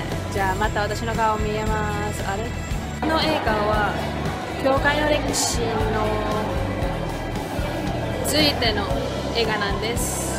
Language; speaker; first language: Japanese; non-native, learner; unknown